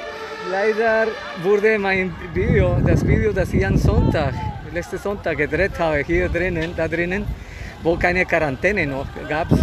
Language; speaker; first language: German; non-native, fluent; Spanish